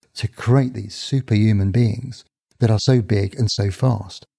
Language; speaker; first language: English; native; English